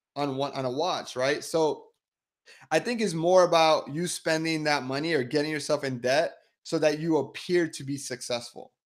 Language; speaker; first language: English; early bilingual, other home language; Spanish